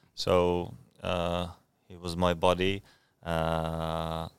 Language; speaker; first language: English; non-native, fluent; Czech